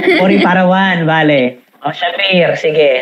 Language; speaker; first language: Spanish; non-native, fluent; Filipino